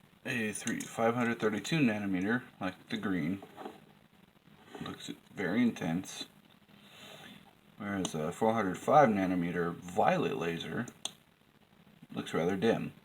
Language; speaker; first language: English; native; English